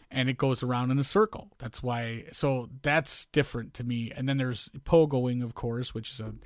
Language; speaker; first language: English; native; English